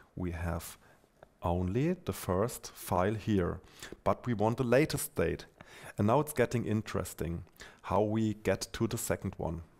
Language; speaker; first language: English; non-native, fluent; German